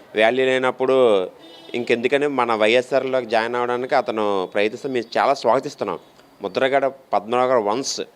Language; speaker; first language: Telugu; native; Telugu